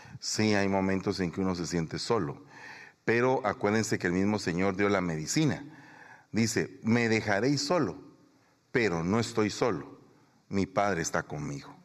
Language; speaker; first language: Spanish; native; Spanish